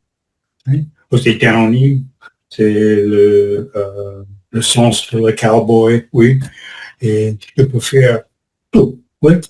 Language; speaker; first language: French; non-native, learner; English